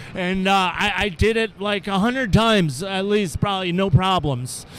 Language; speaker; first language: English; native; English